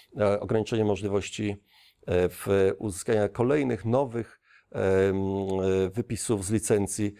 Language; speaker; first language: Polish; native; Polish